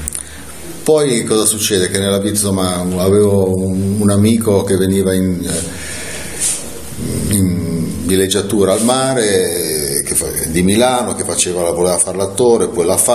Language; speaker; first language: Italian; native; Italian